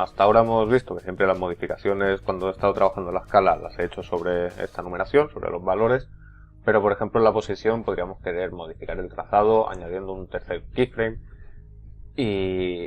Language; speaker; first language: Spanish; native; Spanish